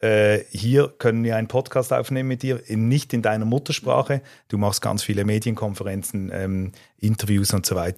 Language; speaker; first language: German; native; German